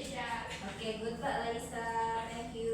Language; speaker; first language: English; non-native, learner; Indonesian